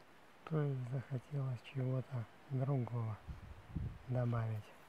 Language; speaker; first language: Russian; native; Russian